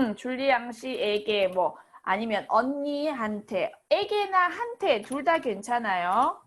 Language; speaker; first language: Korean; native; Korean